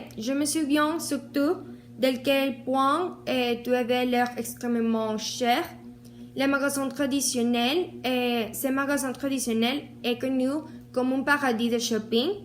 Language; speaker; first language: French; non-native, learner; Spanish